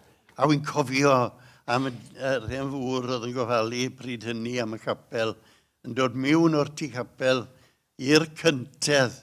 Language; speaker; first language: Welsh; native; Welsh